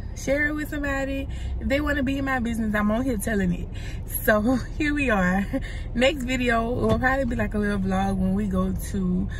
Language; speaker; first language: English; native; English